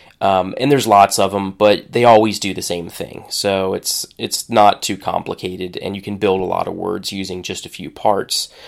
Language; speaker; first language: English; native; English